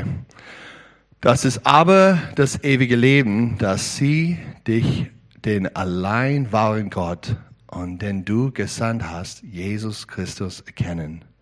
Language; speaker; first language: German; non-native, learner; English